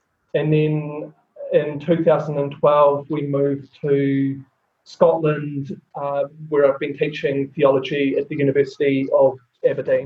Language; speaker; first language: English; native; English